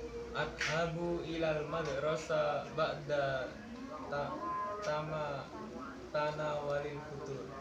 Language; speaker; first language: Arabic; non-native, learner; Indonesian